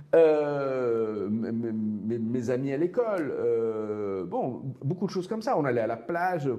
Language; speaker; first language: French; non-native, local second language; Arabic